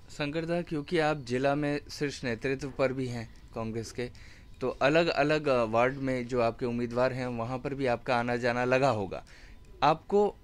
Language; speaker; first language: Hindi; native; Hindi